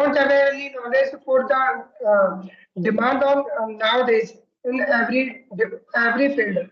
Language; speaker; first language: English; non-native, learner; Hindi